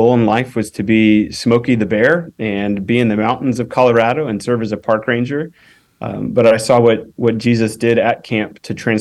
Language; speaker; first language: English; native; English